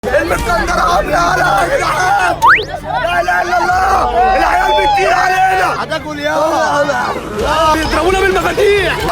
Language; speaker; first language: Arabic; native; Arabic